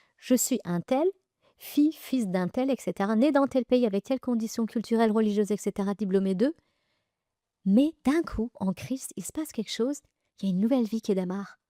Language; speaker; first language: French; early bilingual, other home language; Persian